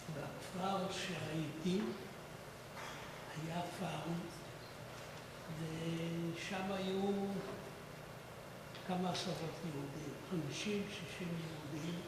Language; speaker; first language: Hebrew; non-native, fluent; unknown